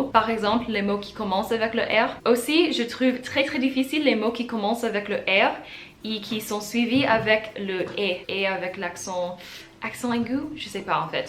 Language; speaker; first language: French; non-native, learner; English